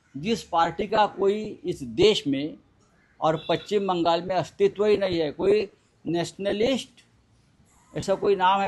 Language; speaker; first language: Hindi; non-native, local second language; Marathi